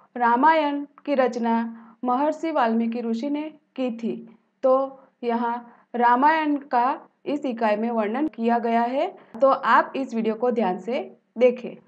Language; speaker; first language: Hindi; non-native, local second language; Gujarati